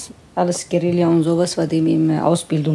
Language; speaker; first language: German; non-native, learner; Kurdish